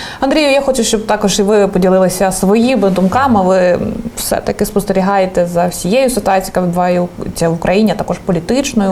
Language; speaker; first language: Ukrainian; native; Ukrainian